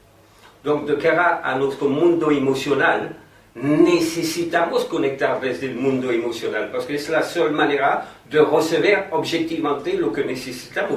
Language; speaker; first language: Spanish; non-native, fluent; French